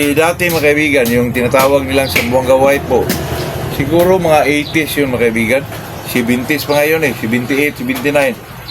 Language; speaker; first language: Filipino; non-native, local second language; Cebuano